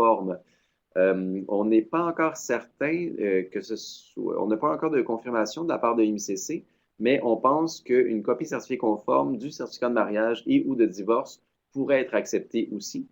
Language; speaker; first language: French; native; French